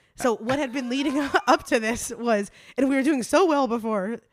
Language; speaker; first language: English; native; English